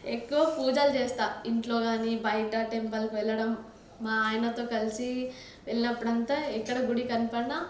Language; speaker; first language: Telugu; non-native, local second language; Kannada